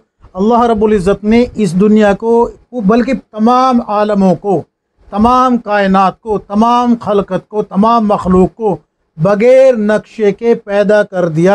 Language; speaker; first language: Urdu; native; Urdu